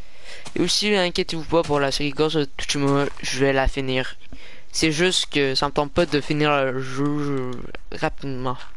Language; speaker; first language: French; native; French